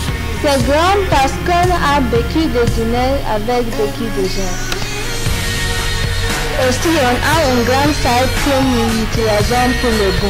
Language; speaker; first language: French; non-native, learner; English